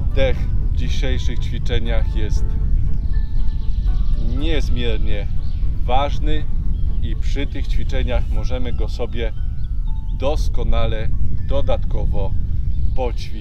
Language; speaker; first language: Polish; native; Polish